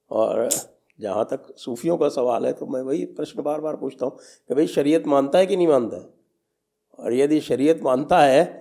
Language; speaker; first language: Hindi; native; Hindi